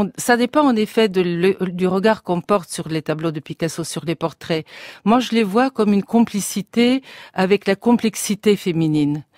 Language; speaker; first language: French; non-native, fluent; Bulgarian